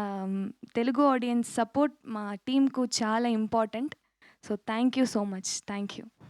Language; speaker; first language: Telugu; early bilingual, heritage; Tamil